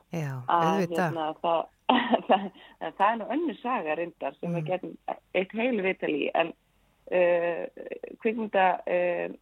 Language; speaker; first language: Icelandic; native; Icelandic